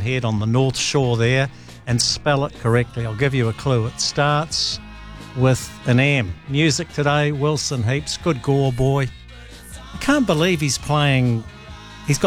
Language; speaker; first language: English; native; English